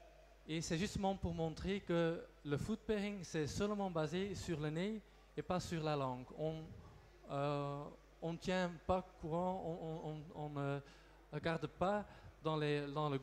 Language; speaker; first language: French; non-native, local second language; Dutch